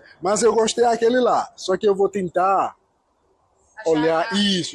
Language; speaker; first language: Portuguese; non-native, learner; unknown